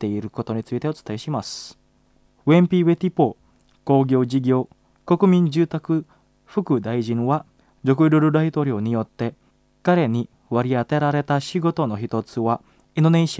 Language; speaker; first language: Japanese; non-native, fluent; Indonesian